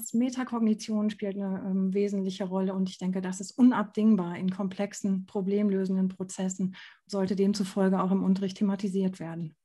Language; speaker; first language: German; native; German